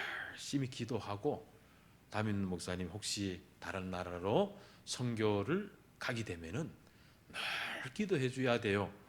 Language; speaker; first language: Korean; early bilingual, heritage; Korean